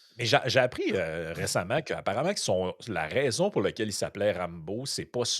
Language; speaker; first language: French; native; French